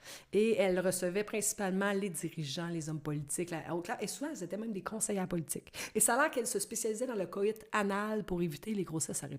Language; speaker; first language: French; native; French